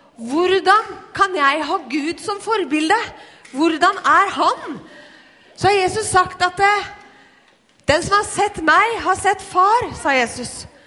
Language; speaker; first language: Norwegian; native; Norwegian